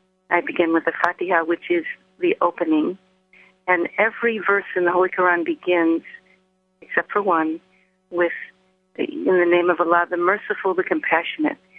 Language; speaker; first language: English; native; English